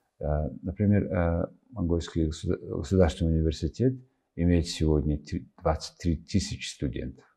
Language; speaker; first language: Russian; non-native, fluent; Mongolian